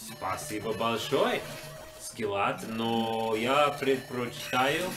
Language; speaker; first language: Russian; non-native, learner; English